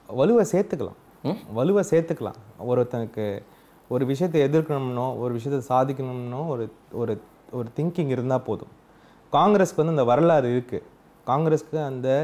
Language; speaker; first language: Tamil; native; Tamil